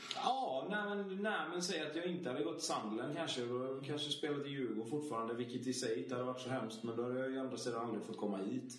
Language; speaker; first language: Swedish; native; Swedish